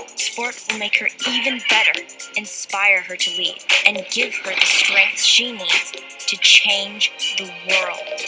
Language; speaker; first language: English; native; English